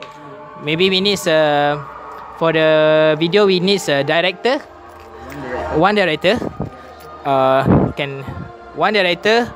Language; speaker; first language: English; non-native, local second language; Malay